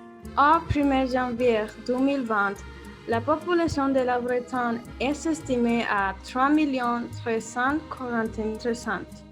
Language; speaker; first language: French; non-native, learner; Spanish